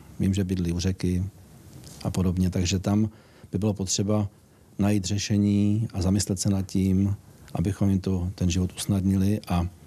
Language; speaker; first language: Czech; native; Czech